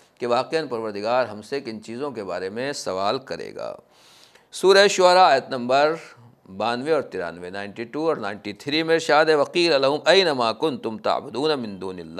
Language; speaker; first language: Hindi; native; Hindi